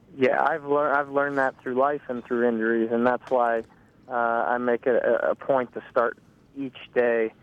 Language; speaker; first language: English; native; English